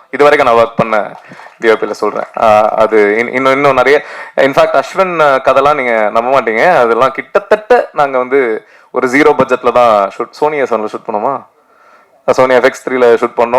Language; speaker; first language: Tamil; native; Tamil